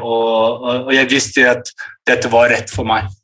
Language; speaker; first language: Norwegian; early bilingual, heritage; English